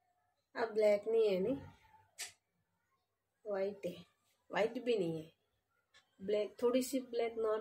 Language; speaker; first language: Hindi; native; Hindi